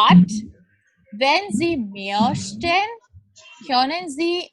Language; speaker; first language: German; non-native, learner; Hindi